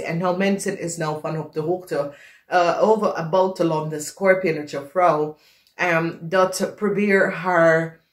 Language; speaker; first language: Dutch; non-native, fluent; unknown